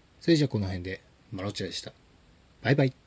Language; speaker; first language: Japanese; native; Japanese